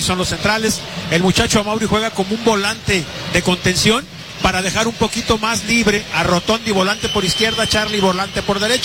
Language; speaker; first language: Spanish; native; Spanish